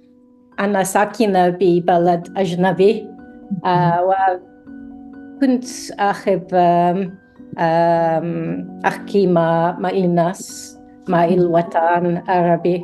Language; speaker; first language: Arabic; non-native, learner; English